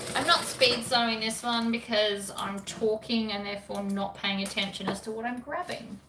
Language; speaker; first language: English; native; English